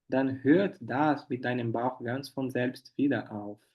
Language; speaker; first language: German; non-native, fluent; Portuguese